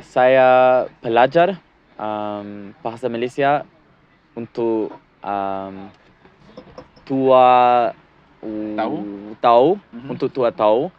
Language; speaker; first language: Indonesian; non-native, learner; English